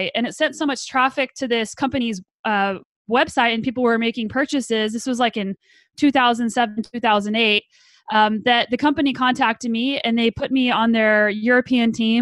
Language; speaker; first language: English; native; English